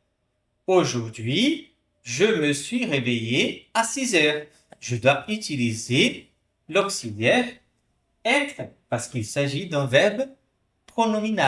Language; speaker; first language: French; non-native, fluent; Portuguese